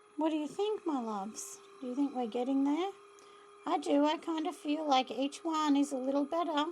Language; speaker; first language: English; native; English